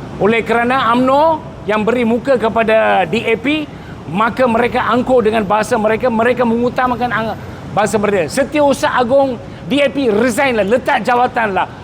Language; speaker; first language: Malay; non-native, local second language; Tamil